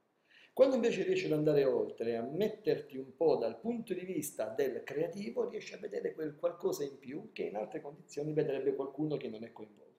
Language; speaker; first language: Italian; native; Italian